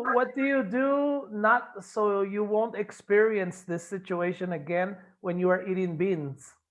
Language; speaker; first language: English; non-native, fluent; Spanish